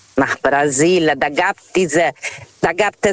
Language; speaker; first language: German; non-native, fluent; Portuguese